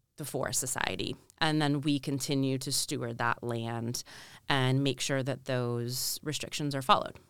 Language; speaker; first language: English; native; English